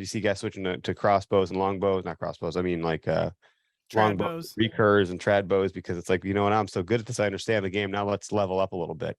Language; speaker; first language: English; native; English